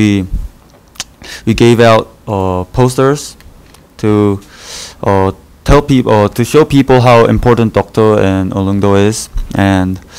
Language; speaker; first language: English; non-native, learner; Korean